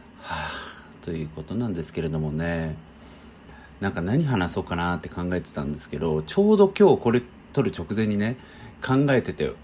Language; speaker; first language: Japanese; native; Japanese